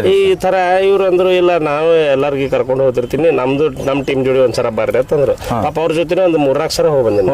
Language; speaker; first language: Kannada; native; Kannada